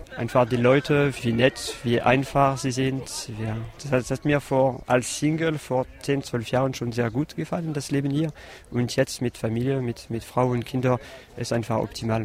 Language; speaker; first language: German; non-native, fluent; French